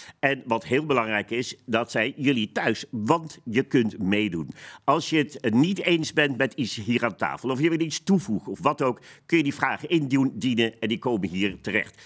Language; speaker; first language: Dutch; native; Dutch